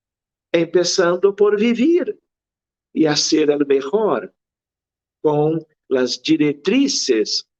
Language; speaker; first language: Spanish; non-native, fluent; Portuguese